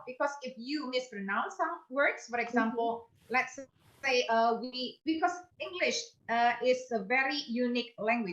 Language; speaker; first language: English; non-native, fluent; Indonesian